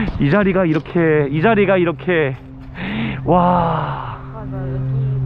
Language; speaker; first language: Korean; native; Korean